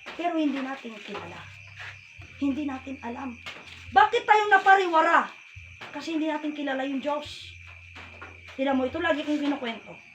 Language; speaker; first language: Filipino; non-native, local second language; Iloko